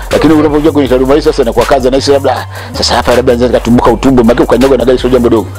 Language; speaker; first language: Swahili; native; Swahili